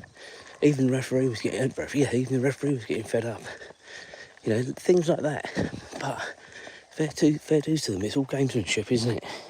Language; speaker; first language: English; native; English